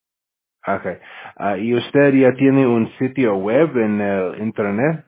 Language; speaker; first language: Spanish; non-native, learner; English